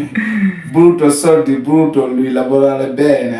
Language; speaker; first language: Italian; non-native, learner; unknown